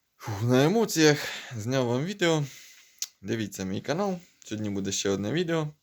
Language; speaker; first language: Ukrainian; native; Ukrainian